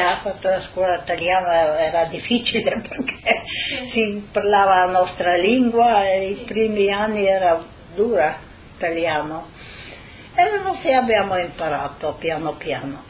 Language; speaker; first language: Italian; non-native, local second language; Slovenian